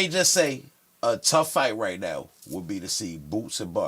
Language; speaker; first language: English; native; English